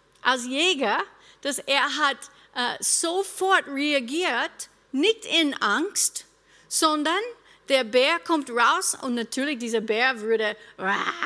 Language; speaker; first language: German; non-native, fluent; English